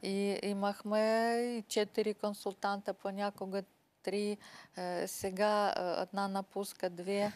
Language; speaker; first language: Bulgarian; non-native, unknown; Russian